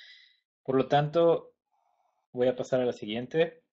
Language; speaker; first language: Spanish; native; Spanish